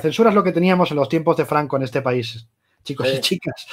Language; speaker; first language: Spanish; native; Spanish